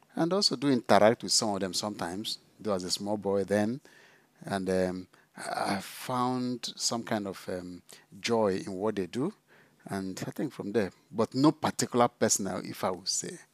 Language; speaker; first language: English; non-native, local second language; Igbo